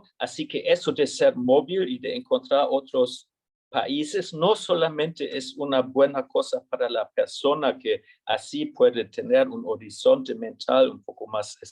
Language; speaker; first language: Spanish; non-native, fluent; German